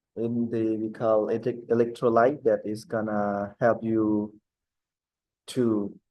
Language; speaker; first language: English; non-native, fluent; Khmer